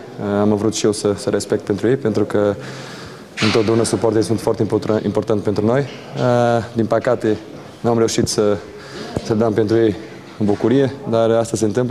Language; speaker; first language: Romanian; non-native, fluent; Portuguese